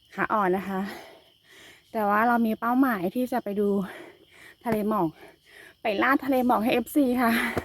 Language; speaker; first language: Thai; native; Thai